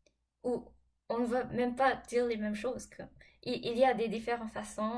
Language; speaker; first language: French; non-native, fluent; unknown